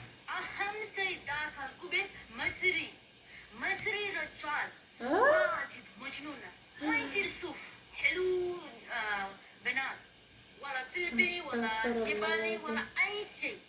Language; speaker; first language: Arabic; non-native, learner; Nepali